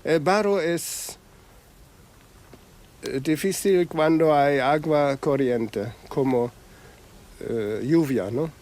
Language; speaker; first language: Spanish; non-native, fluent; German